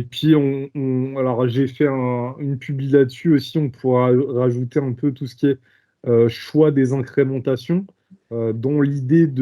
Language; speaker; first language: French; native; French